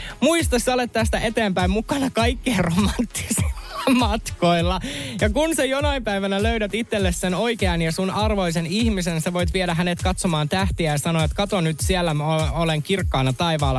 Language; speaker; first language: Finnish; native; Finnish